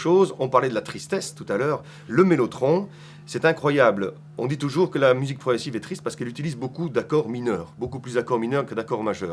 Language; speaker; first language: French; native; French